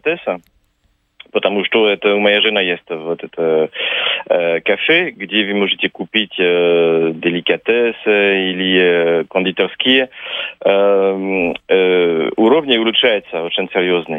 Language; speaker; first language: Russian; non-native, fluent; French